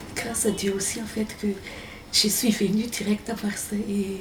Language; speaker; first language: French; non-native, local second language; Malagasy